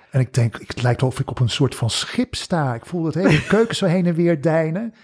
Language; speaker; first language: Dutch; early bilingual, other home language; English